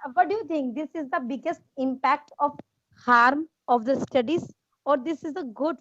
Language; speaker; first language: English; non-native, learner; Hindi